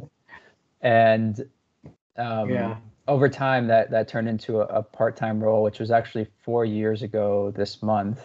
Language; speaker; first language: English; native; English